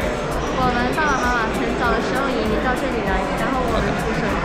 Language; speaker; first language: Chinese; early bilingual, heritage; Cantonese